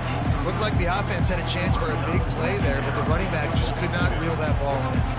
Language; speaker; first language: English; native; English